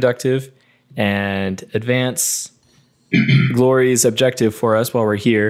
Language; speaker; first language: English; native; English